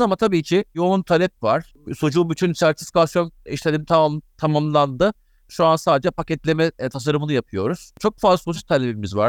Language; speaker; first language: Turkish; native; Turkish